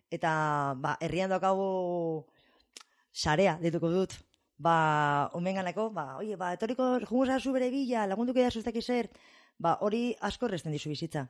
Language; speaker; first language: Basque; non-native, fluent; English